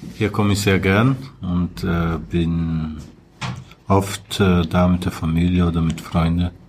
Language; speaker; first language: German; non-native, fluent; Portuguese